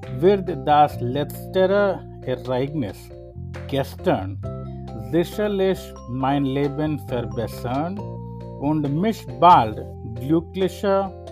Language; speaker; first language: German; non-native, fluent; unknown